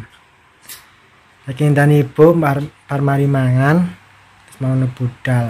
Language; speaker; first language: Indonesian; non-native, local second language; Javanese